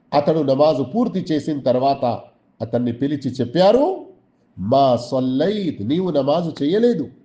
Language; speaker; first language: Telugu; non-native, local second language; Urdu